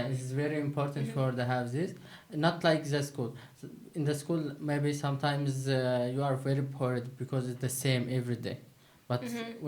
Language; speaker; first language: English; non-native, learner; Turkish